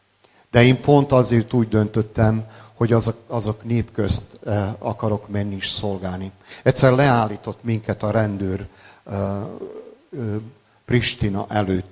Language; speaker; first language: Hungarian; non-native, local second language; Serbian